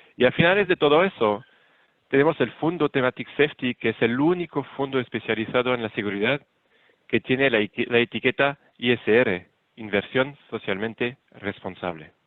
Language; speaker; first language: Spanish; non-native, fluent; French